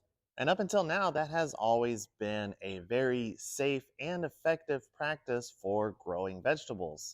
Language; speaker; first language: English; native; English